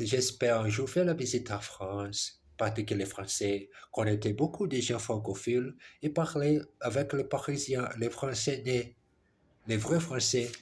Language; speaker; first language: French; non-native, learner; Portuguese